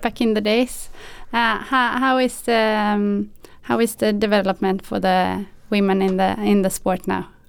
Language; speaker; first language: English; non-native, fluent; Swedish